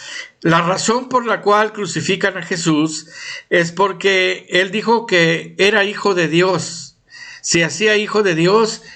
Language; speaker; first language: Spanish; native; Spanish